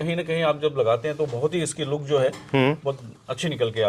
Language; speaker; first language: Hindi; native; Hindi